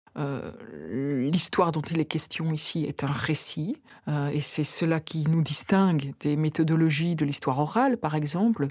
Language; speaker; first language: French; native; French